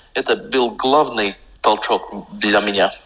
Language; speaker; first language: Russian; non-native, local second language; Latvian